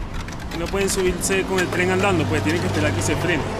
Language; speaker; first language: Spanish; native; Spanish